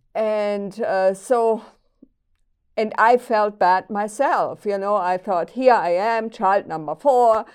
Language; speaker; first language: English; non-native, fluent; German